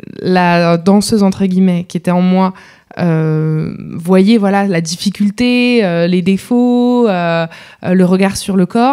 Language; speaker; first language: French; native; French